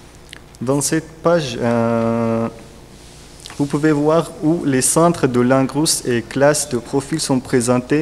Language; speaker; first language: French; non-native, learner; Russian